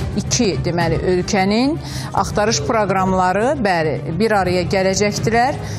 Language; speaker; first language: Azerbaijani; native; Azerbaijani